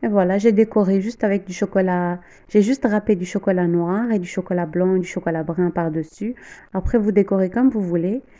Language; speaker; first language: French; non-native, local second language; Arabic